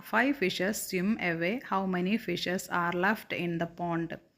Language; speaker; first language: English; non-native, local second language; Malayalam